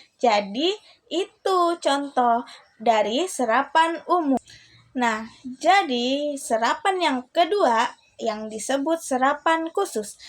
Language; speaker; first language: Indonesian; native; Indonesian